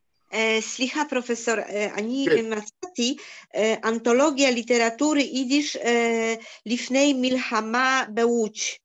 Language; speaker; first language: Hebrew; non-native, learner; Polish